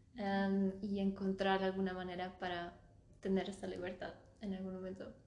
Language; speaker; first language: Spanish; early bilingual, heritage; Spanish